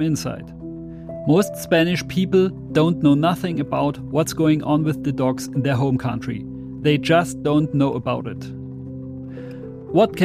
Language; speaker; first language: English; non-native, fluent; German